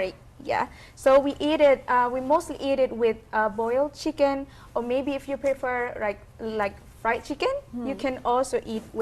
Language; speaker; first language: English; non-native, fluent; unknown